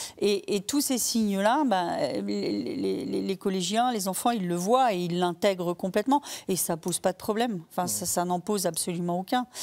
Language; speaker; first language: French; native; French